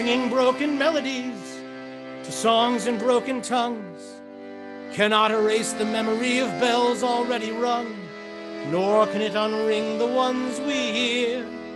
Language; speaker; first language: English; native; English